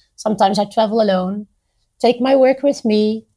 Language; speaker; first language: English; non-native, fluent; Dutch